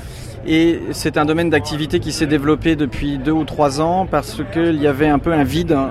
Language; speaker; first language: French; native; French